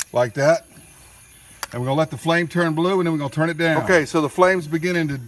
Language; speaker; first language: English; native; English